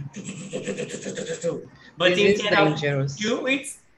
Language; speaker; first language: English; non-native, fluent; Portuguese